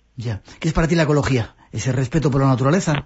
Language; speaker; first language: Spanish; native; Spanish